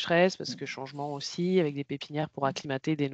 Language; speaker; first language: French; native; French